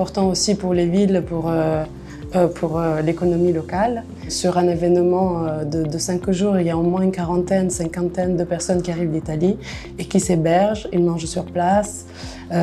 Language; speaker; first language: French; non-native, fluent; Italian